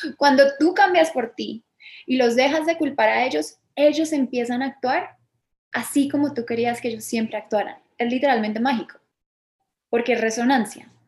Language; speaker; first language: Spanish; early bilingual, other home language; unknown